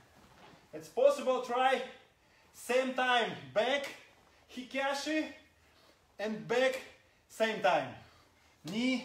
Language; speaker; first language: English; non-native, learner; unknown